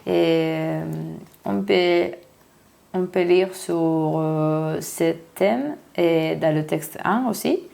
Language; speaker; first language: French; non-native, learner; Spanish